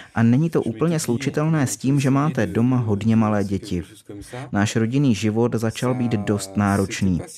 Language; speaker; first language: Czech; non-native, fluent; French